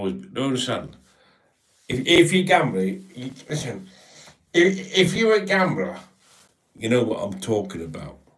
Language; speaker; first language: English; native; English